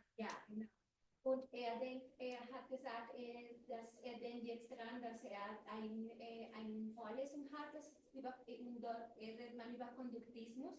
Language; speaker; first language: German; non-native, fluent; Spanish